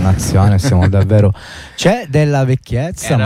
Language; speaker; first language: Italian; native; Italian